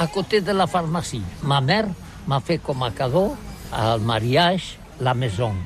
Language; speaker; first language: French; non-native, learner; Catalan